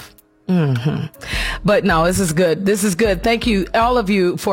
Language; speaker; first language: English; native; English